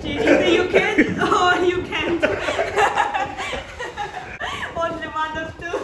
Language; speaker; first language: English; non-native, fluent; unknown